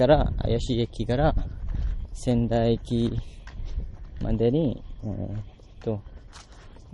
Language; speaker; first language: Japanese; non-native, learner; Malay